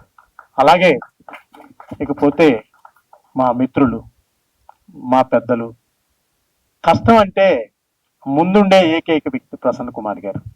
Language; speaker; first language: Telugu; native; Telugu